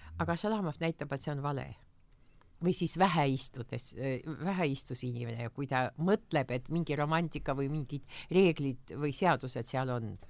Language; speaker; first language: Estonian; non-native, local second language; Russian